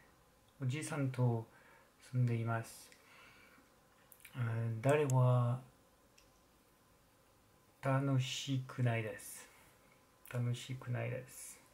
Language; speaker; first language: Japanese; non-native, learner; French